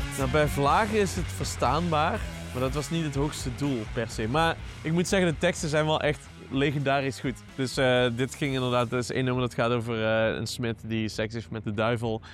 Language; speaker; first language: Dutch; native; Dutch